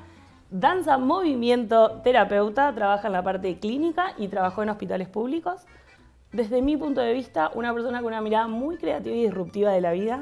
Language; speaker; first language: Spanish; native; Spanish